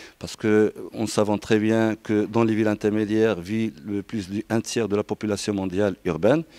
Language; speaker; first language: French; non-native, local second language; Arabic